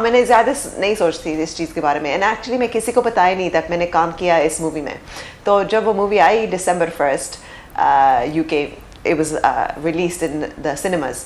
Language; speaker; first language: Hindi; early bilingual, heritage; English